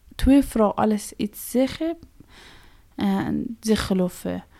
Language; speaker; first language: Dutch; non-native, fluent; Persian